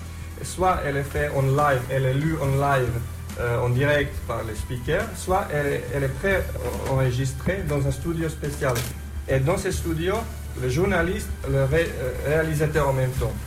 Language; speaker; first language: French; non-native, fluent; Slovenian